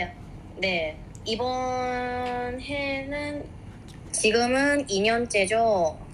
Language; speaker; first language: Korean; non-native, fluent; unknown